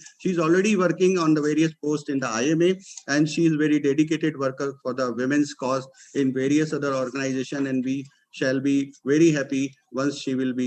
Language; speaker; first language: English; non-native, local second language; Hindi